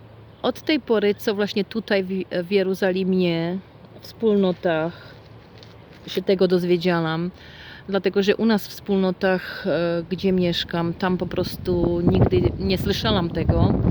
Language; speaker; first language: Polish; non-native, fluent; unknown